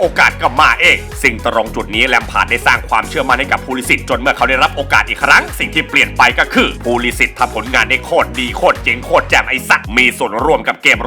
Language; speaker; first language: Thai; native; Thai